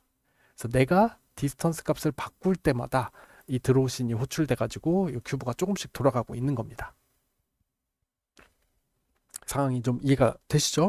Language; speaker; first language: Korean; native; Korean